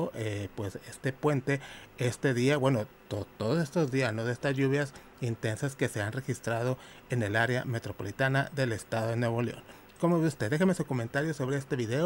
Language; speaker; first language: Spanish; native; Spanish